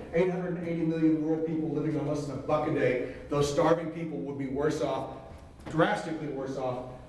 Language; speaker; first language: English; native; English